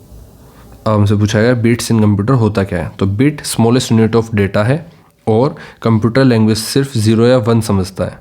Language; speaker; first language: Hindi; native; Hindi